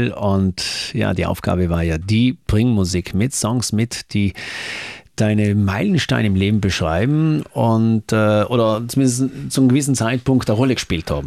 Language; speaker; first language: German; native; German